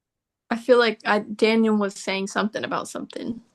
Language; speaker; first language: English; native; English